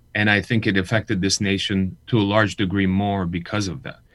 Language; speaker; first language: English; early bilingual, other home language; Armenian